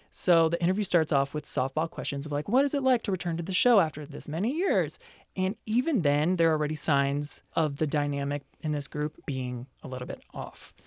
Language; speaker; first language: English; native; English